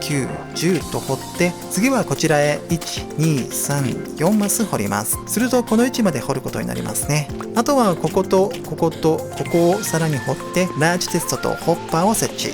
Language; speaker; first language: Japanese; native; Japanese